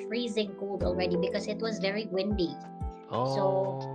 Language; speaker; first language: English; non-native, local second language; Filipino